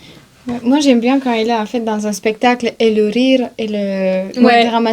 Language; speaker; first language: French; non-native, fluent; Bulgarian